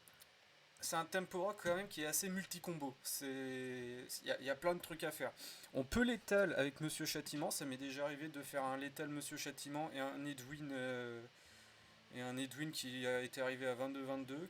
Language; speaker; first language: French; native; French